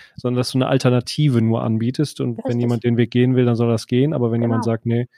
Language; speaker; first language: German; native; German